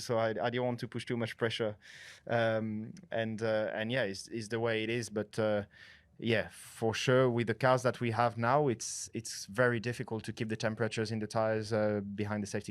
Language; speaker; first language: English; non-native, fluent; French